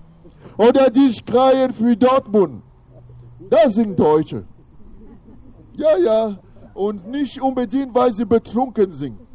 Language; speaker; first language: German; non-native, fluent; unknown